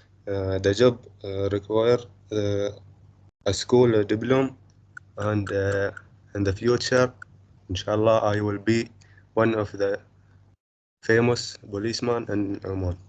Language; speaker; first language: English; non-native, learner; Arabic